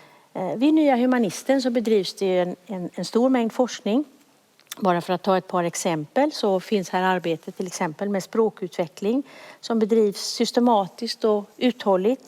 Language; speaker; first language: Swedish; native; Swedish